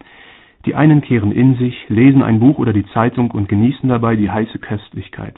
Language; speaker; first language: German; native; German